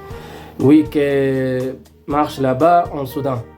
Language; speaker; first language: French; non-native, learner; Arabic